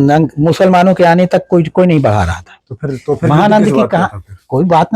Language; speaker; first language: Hindi; native; Hindi